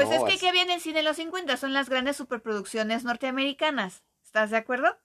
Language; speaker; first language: Spanish; native; Spanish